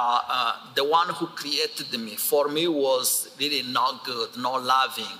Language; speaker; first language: English; non-native, local second language; Kinyarwanda